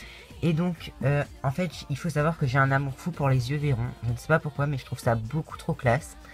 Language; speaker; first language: French; native; French